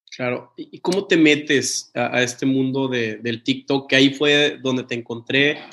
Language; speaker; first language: Spanish; native; Spanish